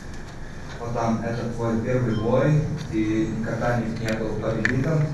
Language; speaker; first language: Russian; non-native, fluent; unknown